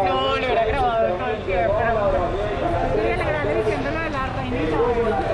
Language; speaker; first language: Spanish; native; Spanish